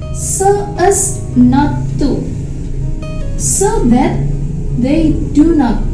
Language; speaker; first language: English; non-native, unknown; Indonesian